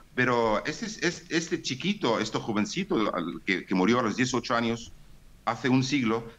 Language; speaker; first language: Spanish; non-native, fluent; Arabic